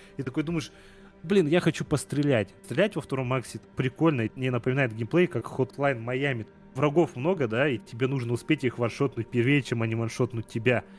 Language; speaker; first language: Russian; native; Russian